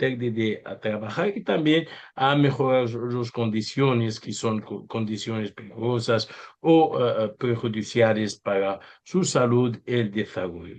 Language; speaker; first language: Spanish; non-native, learner; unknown